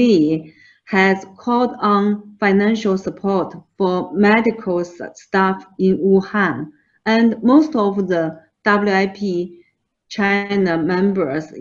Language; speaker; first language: English; non-native, fluent; Chinese